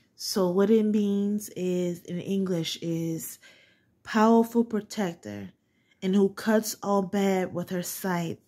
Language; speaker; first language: English; native; English